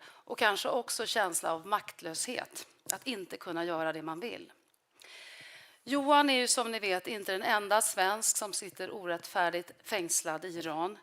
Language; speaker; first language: Swedish; native; Swedish